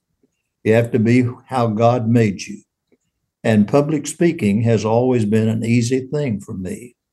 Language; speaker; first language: English; native; English